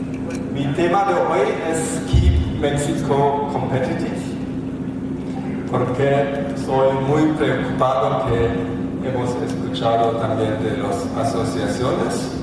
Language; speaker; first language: Spanish; non-native, fluent; German